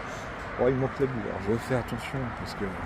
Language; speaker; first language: French; native; French